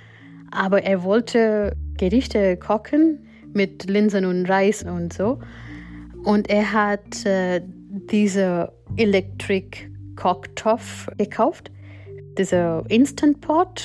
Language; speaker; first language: German; non-native, learner; Gujarati